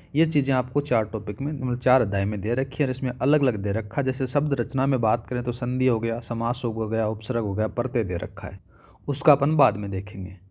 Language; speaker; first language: Hindi; native; Hindi